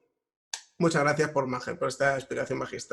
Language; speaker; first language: Spanish; native; Spanish